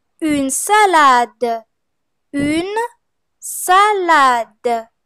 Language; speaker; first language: French; non-native, fluent; Arabic